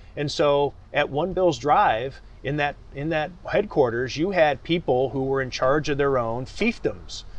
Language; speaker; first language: English; native; English